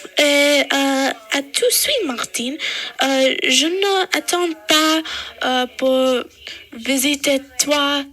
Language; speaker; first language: French; non-native, learner; English